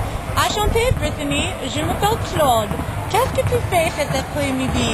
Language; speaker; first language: French; non-native, learner; English